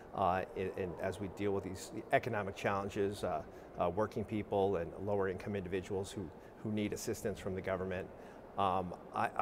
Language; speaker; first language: English; native; English